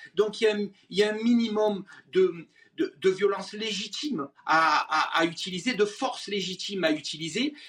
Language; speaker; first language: French; native; French